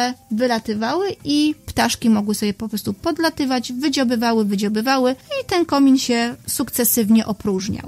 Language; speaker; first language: Polish; native; Polish